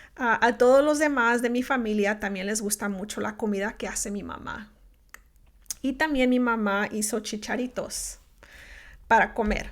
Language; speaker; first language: Spanish; early bilingual, heritage; Spanish